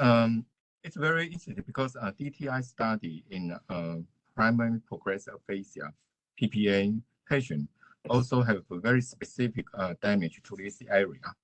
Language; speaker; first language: English; non-native, fluent; Chinese